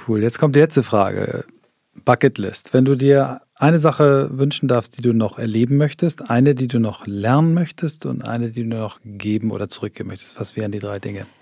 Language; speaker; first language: German; native; German